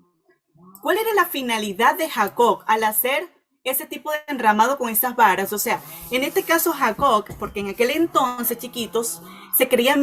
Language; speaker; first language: Spanish; native; Spanish